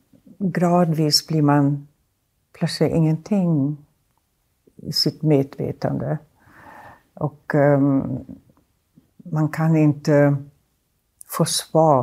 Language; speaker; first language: Swedish; non-native, fluent; German